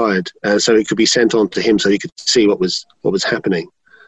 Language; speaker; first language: English; native; English